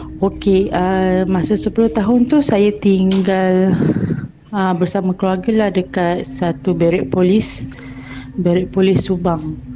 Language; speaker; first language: Malay; native; Malay